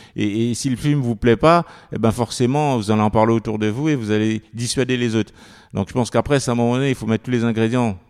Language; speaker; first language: French; native; French